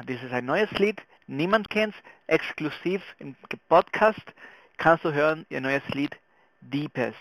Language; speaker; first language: German; non-native, fluent; Spanish